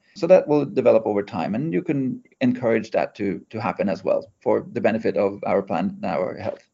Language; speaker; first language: English; non-native, fluent; Norwegian